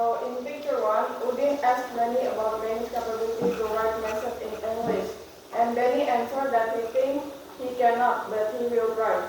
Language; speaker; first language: English; non-native, learner; Indonesian